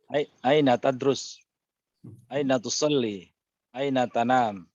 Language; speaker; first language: Arabic; non-native, learner; Indonesian